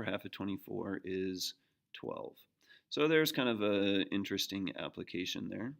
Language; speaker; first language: English; native; English